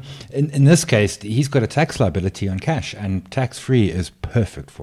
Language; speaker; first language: English; native; English